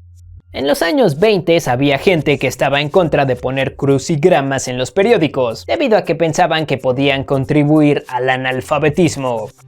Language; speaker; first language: Spanish; native; Spanish